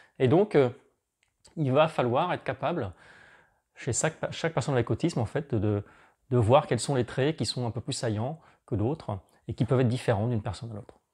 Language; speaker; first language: French; native; French